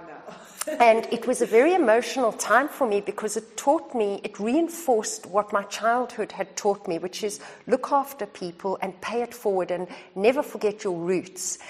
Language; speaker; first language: English; native; English